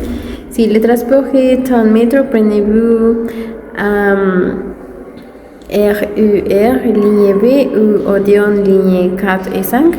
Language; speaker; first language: French; non-native, learner; Spanish